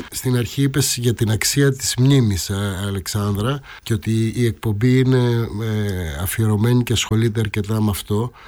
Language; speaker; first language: Greek; native; Greek